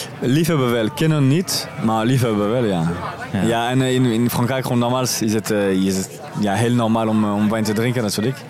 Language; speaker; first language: Dutch; non-native, fluent; French